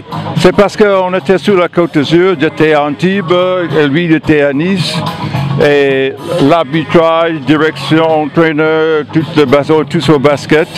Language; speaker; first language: French; non-native, fluent; English